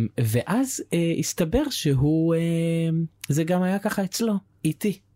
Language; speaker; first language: Hebrew; native; Hebrew